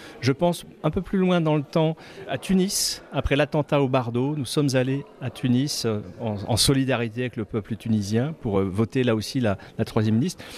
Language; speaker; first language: French; native; French